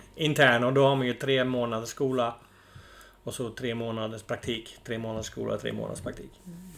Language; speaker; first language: Swedish; non-native, fluent; Dutch